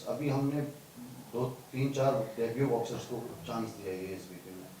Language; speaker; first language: Hindi; non-native, fluent; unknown